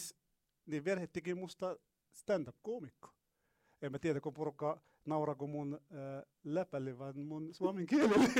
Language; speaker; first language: Finnish; non-native, learner; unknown